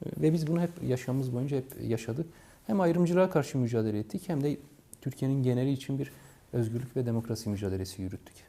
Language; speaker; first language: Turkish; non-native, local second language; Kurdish